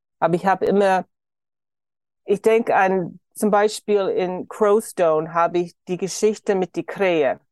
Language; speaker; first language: German; early bilingual, heritage; German